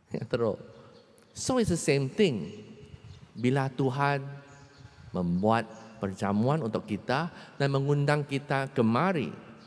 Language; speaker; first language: Malay; non-native, local second language; Chinese